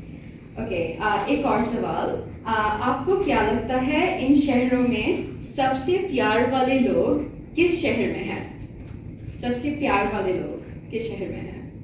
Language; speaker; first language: Hindi; non-native, learner; Bangla